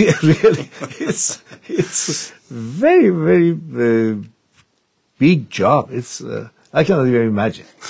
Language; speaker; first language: English; non-native, fluent; Persian